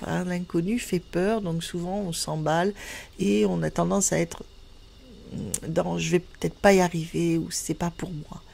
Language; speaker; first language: French; native; French